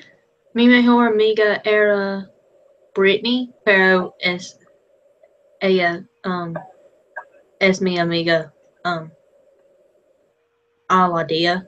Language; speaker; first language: Spanish; non-native, learner; English